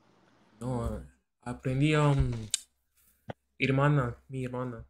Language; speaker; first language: Spanish; non-native, learner; English